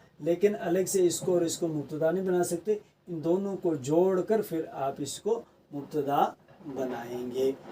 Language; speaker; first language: Urdu; native; Urdu